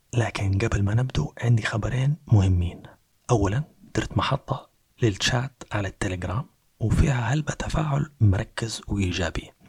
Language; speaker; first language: Arabic; native; Arabic